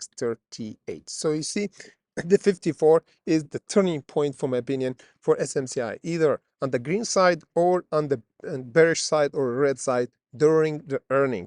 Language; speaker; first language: English; non-native, fluent; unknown